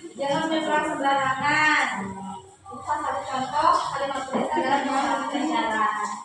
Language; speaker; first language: Indonesian; native; Indonesian